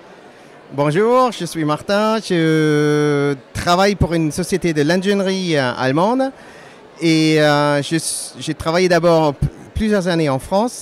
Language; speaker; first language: French; non-native, fluent; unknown